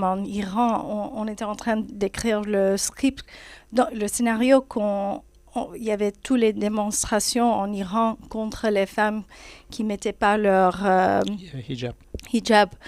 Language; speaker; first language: French; non-native, fluent; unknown